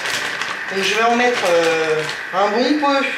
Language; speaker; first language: French; native; French